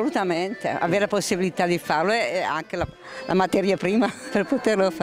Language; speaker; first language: Italian; native; Italian